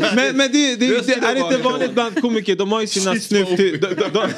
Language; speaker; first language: Swedish; early bilingual, other home language; Greek